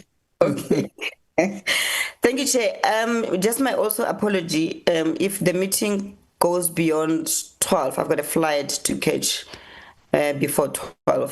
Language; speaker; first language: English; non-native, local second language; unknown